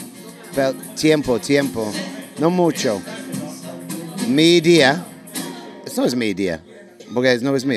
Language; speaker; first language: Spanish; non-native, learner; English